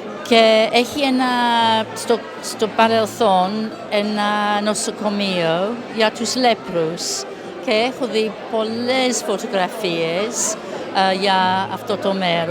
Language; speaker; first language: Greek; non-native, learner; English